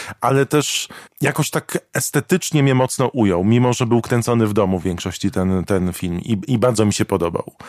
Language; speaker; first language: Polish; native; Polish